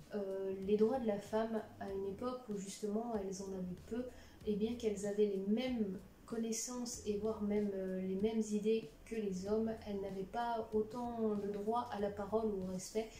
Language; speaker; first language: French; native; French